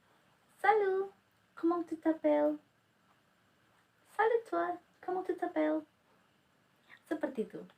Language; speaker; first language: French; non-native, learner; Indonesian